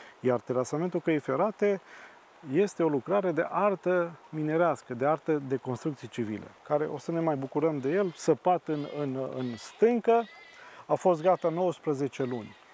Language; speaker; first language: Romanian; native; Romanian